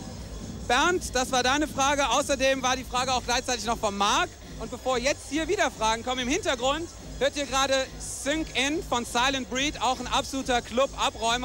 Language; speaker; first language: German; native; German